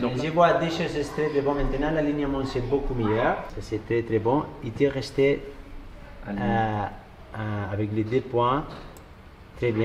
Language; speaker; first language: French; non-native, learner; Spanish